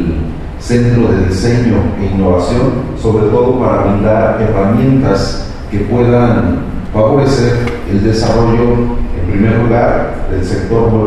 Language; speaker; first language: Spanish; native; Spanish